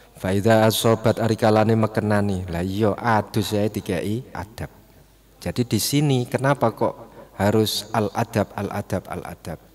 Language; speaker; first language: Indonesian; non-native, local second language; Javanese